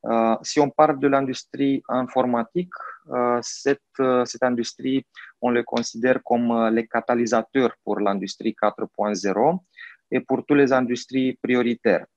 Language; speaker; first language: French; non-native, fluent; Romanian